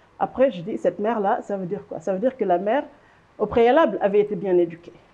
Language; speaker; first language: French; non-native, local second language; Wolof